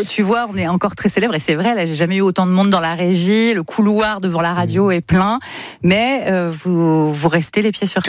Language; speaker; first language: French; native; French